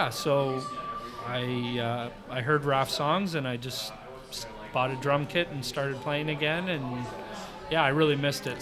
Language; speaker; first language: English; native; English